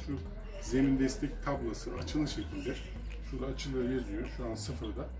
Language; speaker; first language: Turkish; native; Turkish